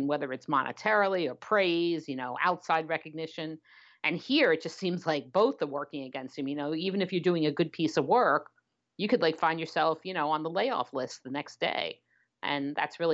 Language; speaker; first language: English; native; English